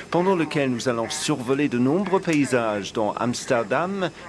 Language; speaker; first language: French; non-native, fluent; English